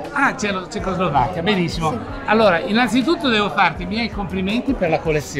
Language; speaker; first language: Italian; native; Italian